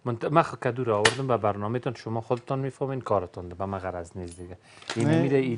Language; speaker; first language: Persian; native; Persian